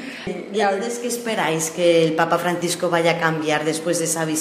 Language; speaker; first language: Spanish; native; Spanish